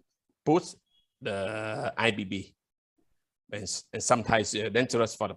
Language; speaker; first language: English; non-native, learner; Vietnamese